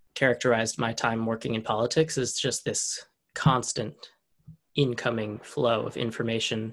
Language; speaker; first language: English; native; English